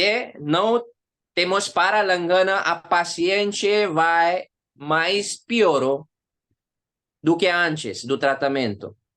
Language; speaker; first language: Portuguese; non-native, learner; Hindi